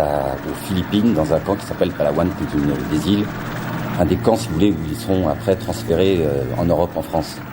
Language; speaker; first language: French; native; French